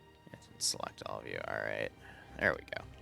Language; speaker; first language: English; native; English